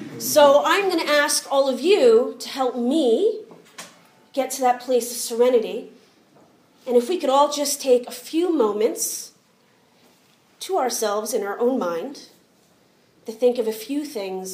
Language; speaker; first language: English; native; English